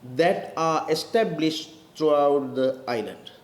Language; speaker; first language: English; non-native, local second language; Sinhala